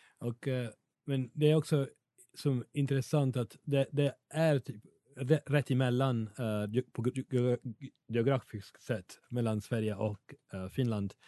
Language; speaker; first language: Swedish; non-native, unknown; Italian